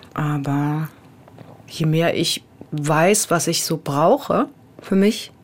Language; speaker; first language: German; native; German